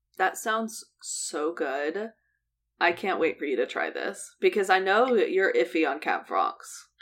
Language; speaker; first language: English; native; English